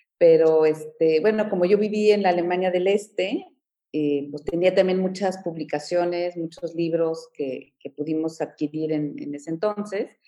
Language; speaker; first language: Spanish; early bilingual, heritage; Spanish